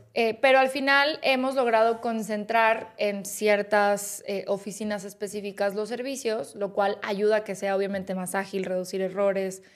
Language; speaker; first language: Spanish; native; Spanish